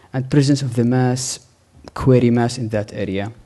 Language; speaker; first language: English; non-native, fluent; Arabic